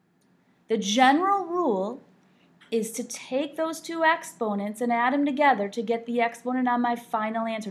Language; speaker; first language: English; native; English